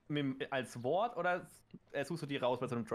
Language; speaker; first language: German; native; German